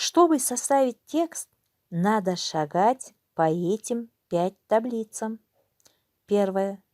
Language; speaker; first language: Russian; non-native, local second language; Kyrgyz